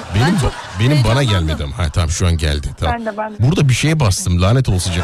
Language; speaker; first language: Turkish; native; Turkish